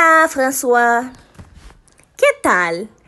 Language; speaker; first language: Spanish; non-native, learner; Haitian Creole